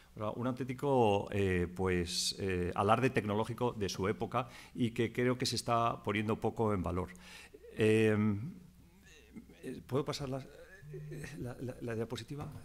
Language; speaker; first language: Spanish; native; Spanish